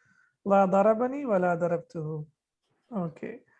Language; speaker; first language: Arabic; non-native, fluent; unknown